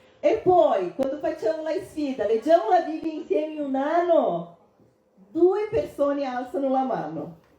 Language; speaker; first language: Italian; non-native, fluent; Portuguese